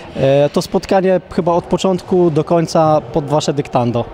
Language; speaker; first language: Polish; native; Polish